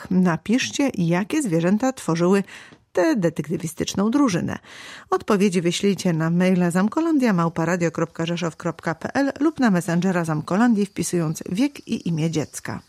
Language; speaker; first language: Polish; native; Polish